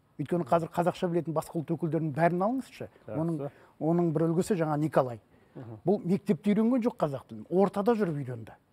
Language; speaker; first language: Kazakh; non-native, local second language; Russian